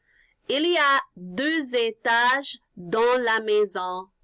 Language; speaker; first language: French; non-native, learner; English